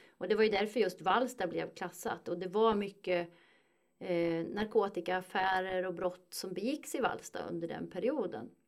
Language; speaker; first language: Swedish; native; Swedish